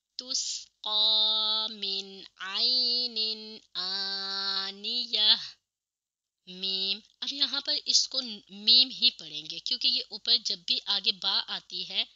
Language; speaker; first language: Urdu; native; Urdu